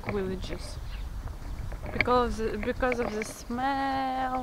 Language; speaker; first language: English; non-native, fluent; Ukrainian